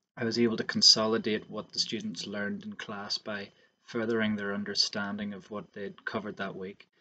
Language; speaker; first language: English; native; English